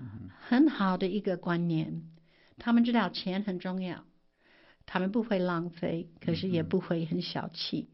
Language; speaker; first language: Chinese; non-native, fluent; English